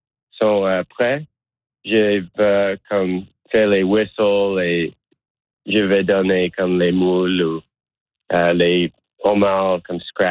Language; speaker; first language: French; non-native, learner; English